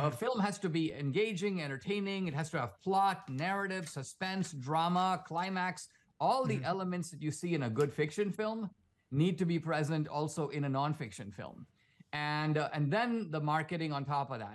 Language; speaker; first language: English; non-native, local second language; Konkani